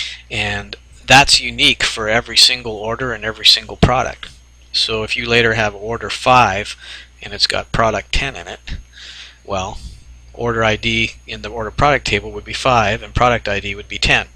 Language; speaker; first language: English; native; English